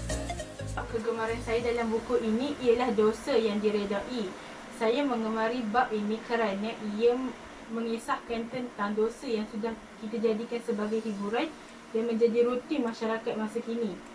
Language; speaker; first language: Malay; native; Malay